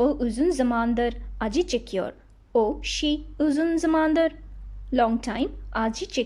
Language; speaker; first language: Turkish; non-native, learner; Bangla